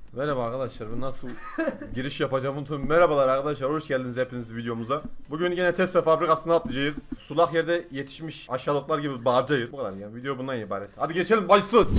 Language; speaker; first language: Turkish; native; Turkish